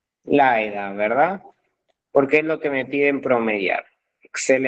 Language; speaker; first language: Spanish; native; Spanish